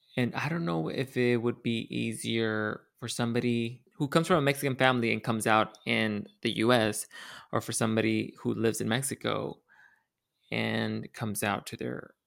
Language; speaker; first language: English; early bilingual, other home language; Spanish